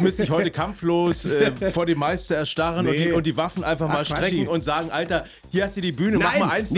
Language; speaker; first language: German; native; German